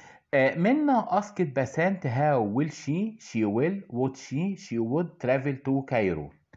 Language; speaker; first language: English; non-native, fluent; Arabic